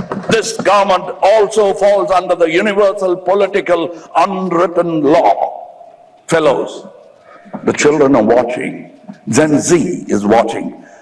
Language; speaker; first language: English; non-native, local second language; Tamil